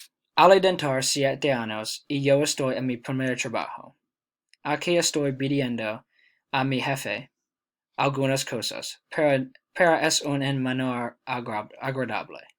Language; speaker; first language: Spanish; non-native, learner; English